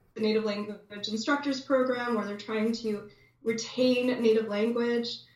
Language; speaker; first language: English; native; English